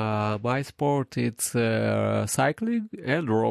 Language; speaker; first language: English; non-native, learner; Ukrainian